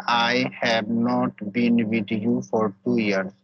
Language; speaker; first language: English; non-native, learner; Hindi